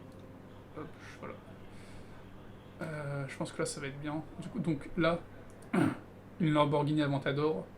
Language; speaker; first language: French; native; French